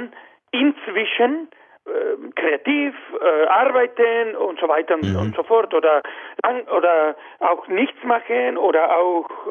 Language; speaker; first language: German; non-native, fluent; Spanish